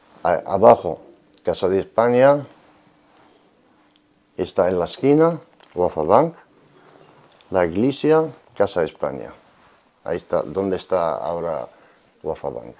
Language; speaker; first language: Spanish; non-native, learner; Arabic